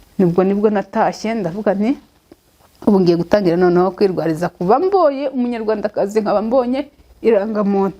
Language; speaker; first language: Kinyarwanda; native; Kinyarwanda